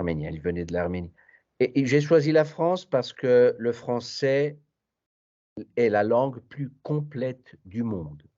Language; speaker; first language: French; non-native, fluent; Italian